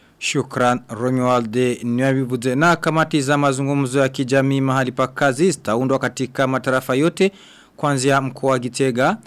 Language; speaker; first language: Swahili; non-native, local second language; Rundi